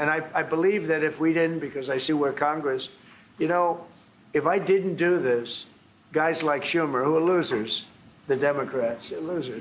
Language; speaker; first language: English; native; English